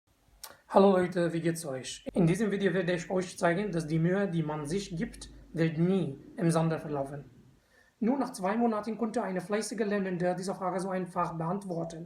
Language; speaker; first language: German; non-native, fluent; Arabic